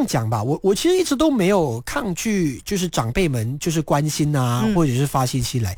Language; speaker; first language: Chinese; native; Chinese